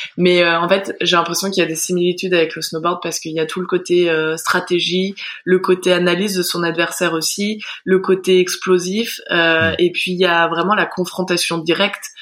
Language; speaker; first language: French; native; French